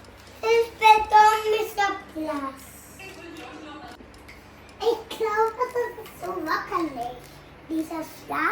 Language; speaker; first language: German; early bilingual, other home language; Telugu